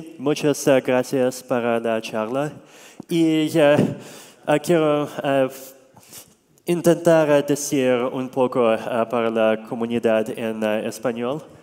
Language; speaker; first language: Spanish; non-native, learner; Russian